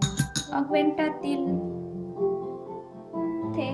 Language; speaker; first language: Swedish; non-native, learner; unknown